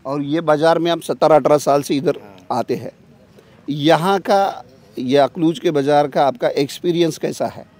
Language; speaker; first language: Hindi; non-native, local second language; Marathi